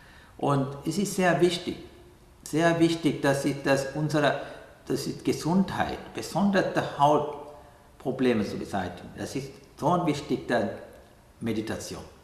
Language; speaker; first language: German; non-native, fluent; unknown